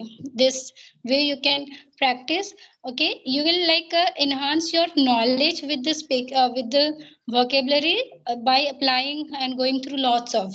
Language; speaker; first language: English; non-native, learner; Hindi